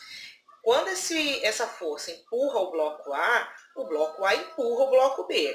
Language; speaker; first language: Portuguese; native; Portuguese